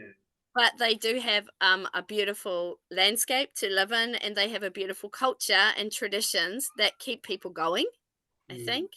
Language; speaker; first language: English; non-native, fluent; Japanese